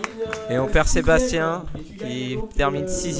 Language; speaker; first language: French; native; French